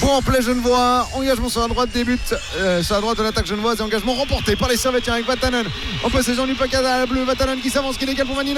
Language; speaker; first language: French; native; French